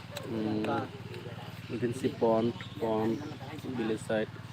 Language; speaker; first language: English; non-native, local second language; Bangla